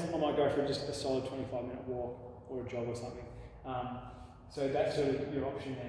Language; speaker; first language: English; native; English